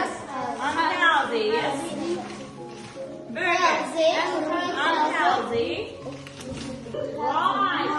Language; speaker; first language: English; non-native, fluent; Uzbek